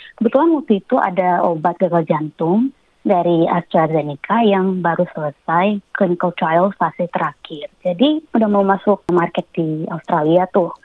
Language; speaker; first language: Indonesian; native; Indonesian